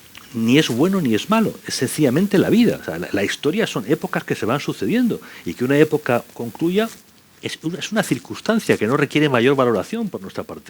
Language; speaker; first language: Spanish; native; Spanish